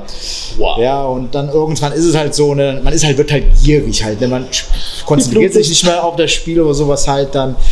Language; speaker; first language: German; native; German